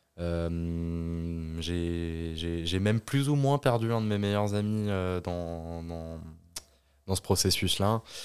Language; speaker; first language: French; native; French